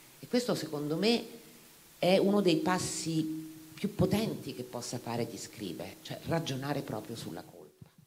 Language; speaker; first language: Italian; native; Italian